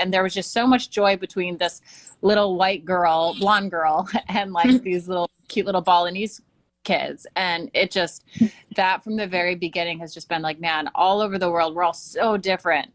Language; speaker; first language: English; native; English